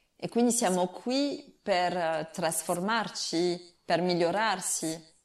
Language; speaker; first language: Italian; non-native, fluent; French